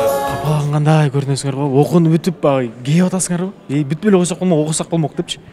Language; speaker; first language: Kyrgyz; native; Kyrgyz